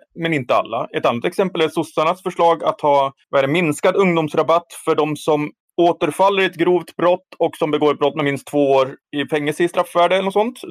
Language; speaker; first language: Swedish; native; Swedish